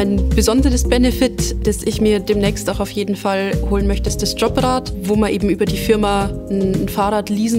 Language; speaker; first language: German; native; German